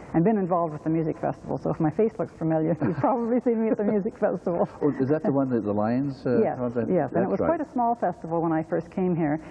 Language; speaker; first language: English; native; English